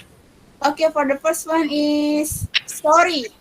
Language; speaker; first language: English; non-native, fluent; Indonesian